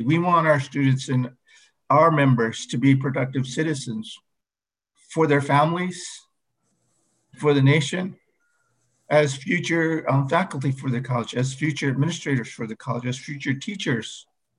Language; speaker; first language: English; early bilingual, other home language; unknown